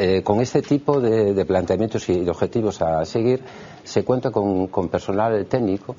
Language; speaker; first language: Spanish; native; Spanish